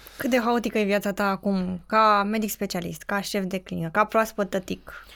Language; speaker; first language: Romanian; native; Romanian